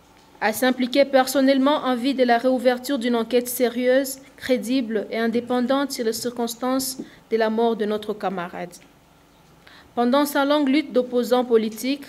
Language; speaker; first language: French; non-native, local second language; Swahili